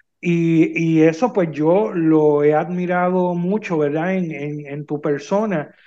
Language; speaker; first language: Spanish; native; Spanish